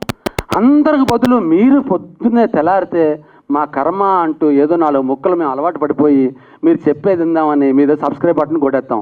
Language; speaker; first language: Telugu; native; Telugu